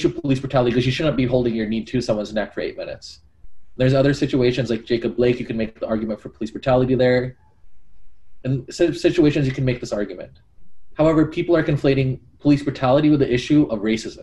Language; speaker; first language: English; native; English